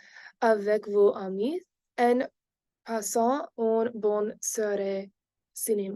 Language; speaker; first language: French; non-native, learner; English